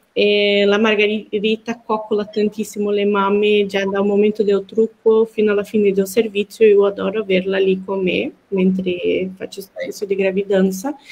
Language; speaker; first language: Italian; non-native, fluent; Portuguese